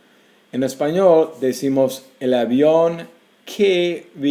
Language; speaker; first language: Spanish; non-native, fluent; English